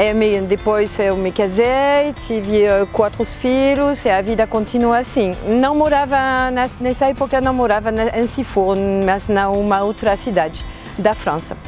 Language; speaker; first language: Portuguese; non-native, fluent; French